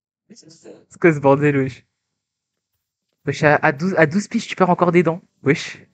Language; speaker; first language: French; native; French